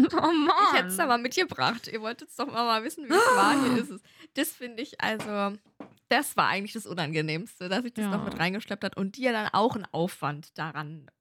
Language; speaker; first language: German; native; German